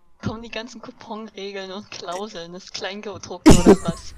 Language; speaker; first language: German; native; German